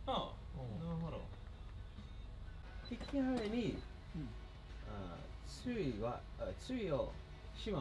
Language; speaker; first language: Japanese; non-native, learner; English